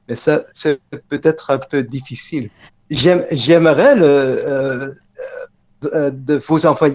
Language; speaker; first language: French; non-native, fluent; Dutch